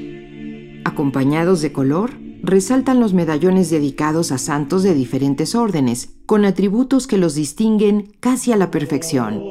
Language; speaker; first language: Spanish; native; Spanish